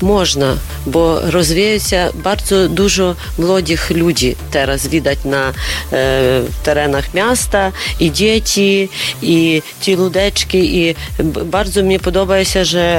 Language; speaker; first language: Polish; non-native, learner; Ukrainian